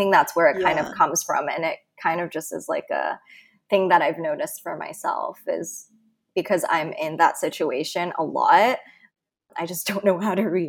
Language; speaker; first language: English; non-native, local second language; Cantonese